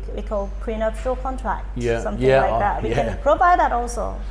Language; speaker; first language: English; non-native, fluent; Thai